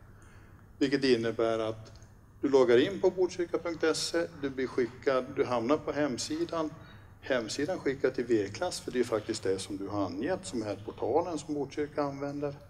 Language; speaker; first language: Swedish; native; Swedish